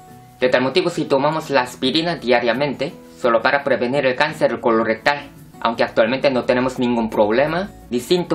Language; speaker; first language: Spanish; non-native, fluent; Korean